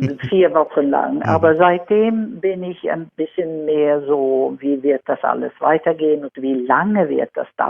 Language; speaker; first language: German; non-native, fluent; Swedish